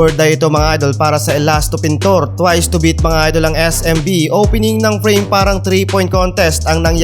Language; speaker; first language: Filipino; native; Filipino